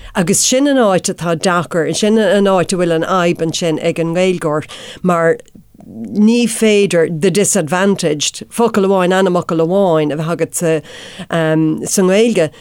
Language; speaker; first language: Irish; non-native, local second language; English